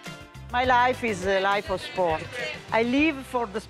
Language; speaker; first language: English; non-native, learner; Italian